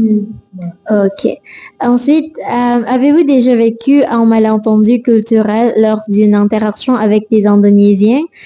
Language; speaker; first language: French; non-native, learner; Indonesian